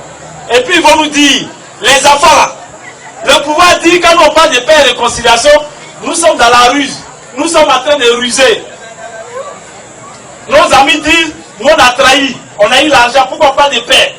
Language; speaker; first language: French; non-native, local second language; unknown